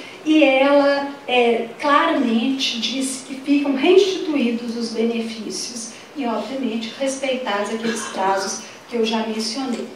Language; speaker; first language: Portuguese; native; Portuguese